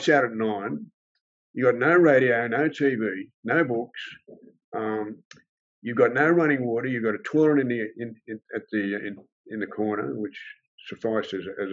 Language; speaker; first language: English; native; English